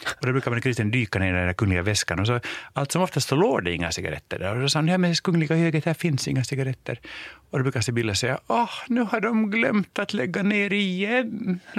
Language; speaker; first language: Swedish; native; Swedish